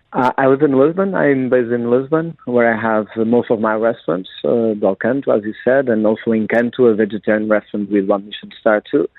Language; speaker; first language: English; non-native, fluent; Portuguese